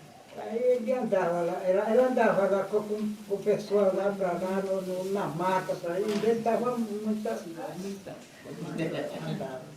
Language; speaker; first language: Portuguese; non-native, local second language; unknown